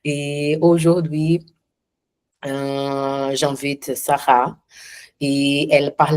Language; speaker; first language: French; non-native, learner; Portuguese